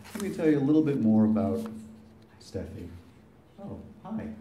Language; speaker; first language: English; native; English